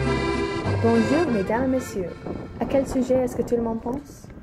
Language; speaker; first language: French; non-native, learner; English